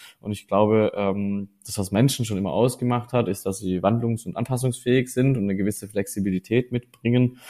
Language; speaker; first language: German; native; German